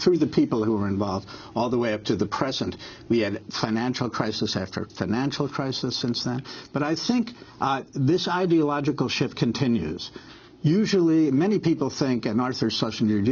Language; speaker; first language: English; native; English